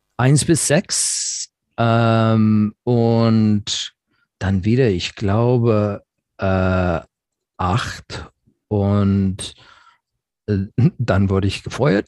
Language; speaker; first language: German; non-native, fluent; English